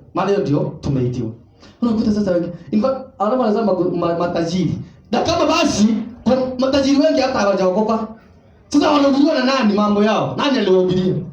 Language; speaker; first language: Swahili; non-native, local second language; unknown